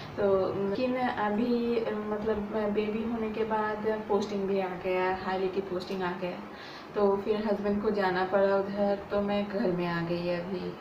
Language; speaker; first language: Hindi; non-native, local second language; Bangla